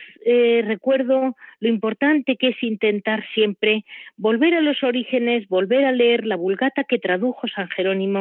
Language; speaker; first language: Spanish; native; Spanish